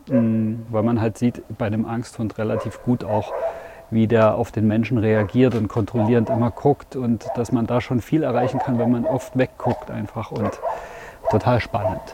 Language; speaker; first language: German; native; German